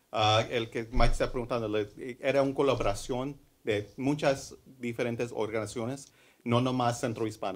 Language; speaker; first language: Spanish; early bilingual, heritage; English